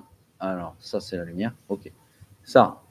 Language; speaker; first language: French; native; French